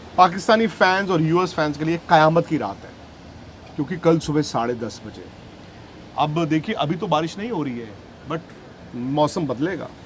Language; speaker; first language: Hindi; native; Hindi